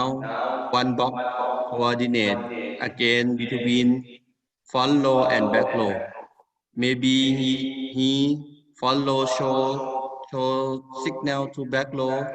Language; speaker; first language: English; non-native, learner; Thai